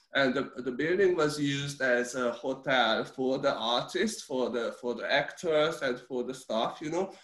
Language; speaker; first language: English; early bilingual, other home language; Hungarian